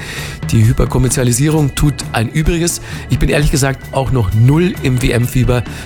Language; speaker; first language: German; native; German